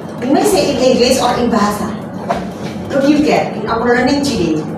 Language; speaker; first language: English; non-native, fluent; Javanese